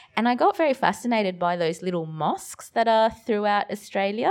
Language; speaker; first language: English; early bilingual, other home language; Bangla